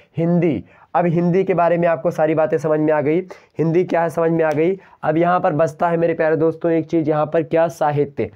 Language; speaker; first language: Hindi; native; Hindi